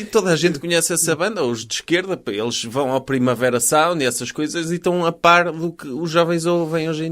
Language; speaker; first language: Portuguese; native; Portuguese